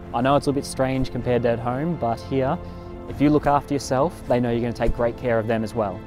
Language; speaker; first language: English; native; English